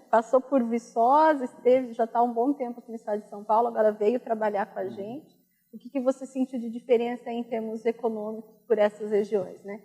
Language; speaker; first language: Portuguese; native; Portuguese